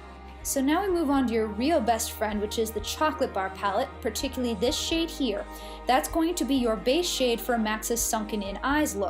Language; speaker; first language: English; native; English